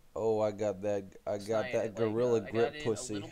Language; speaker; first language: English; native; English